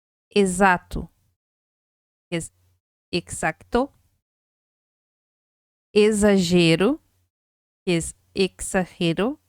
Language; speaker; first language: Spanish; non-native, fluent; Portuguese